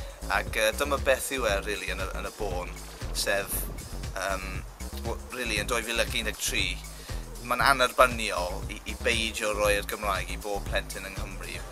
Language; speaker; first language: Welsh; non-native, local second language; English